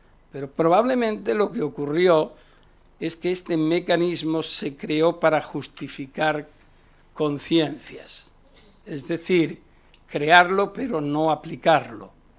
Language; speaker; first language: Spanish; native; Spanish